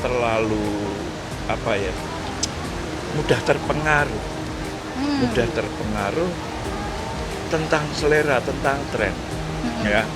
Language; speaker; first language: Indonesian; native; Indonesian